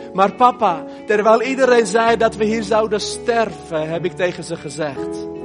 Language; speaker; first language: Dutch; early bilingual, other home language; Armenian